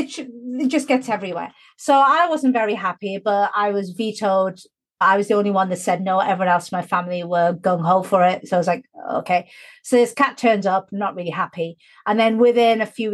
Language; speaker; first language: English; native; English